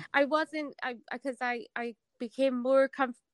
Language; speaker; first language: English; native; English